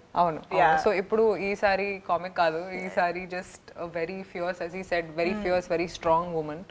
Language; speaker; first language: Telugu; non-native, fluent; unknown